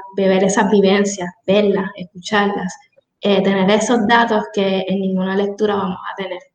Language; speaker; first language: Spanish; native; Spanish